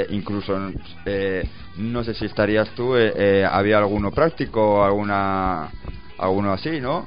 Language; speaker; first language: Spanish; native; Spanish